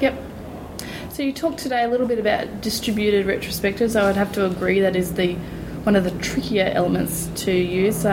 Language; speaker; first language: English; native; English